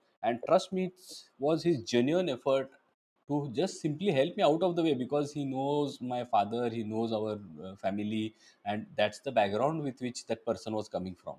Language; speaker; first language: English; non-native, local second language; Marathi